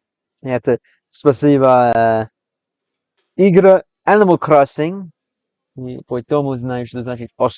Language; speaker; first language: Russian; non-native, learner; English